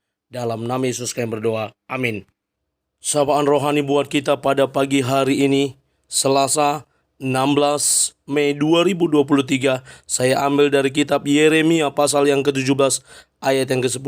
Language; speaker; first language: Indonesian; native; Indonesian